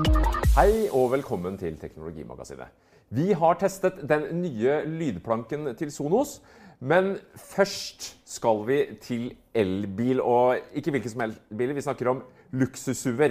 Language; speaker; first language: Norwegian; native; Norwegian